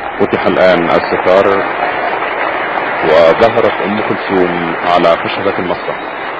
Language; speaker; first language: Arabic; native; Arabic